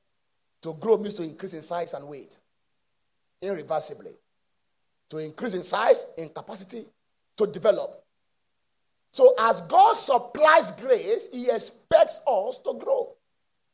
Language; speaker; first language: English; non-native, local second language; Yoruba